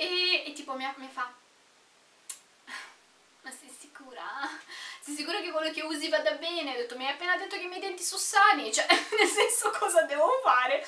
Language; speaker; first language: Italian; native; Italian